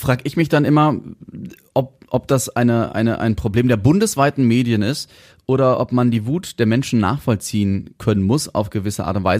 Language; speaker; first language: German; native; German